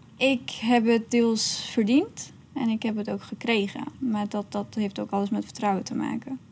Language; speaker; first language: Dutch; early bilingual, other home language; Persian